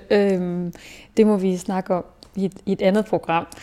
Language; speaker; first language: Danish; native; Danish